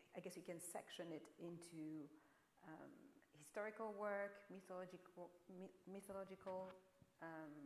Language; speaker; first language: English; non-native, fluent; French